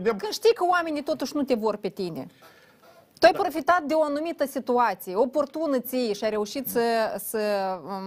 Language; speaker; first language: Romanian; native; Romanian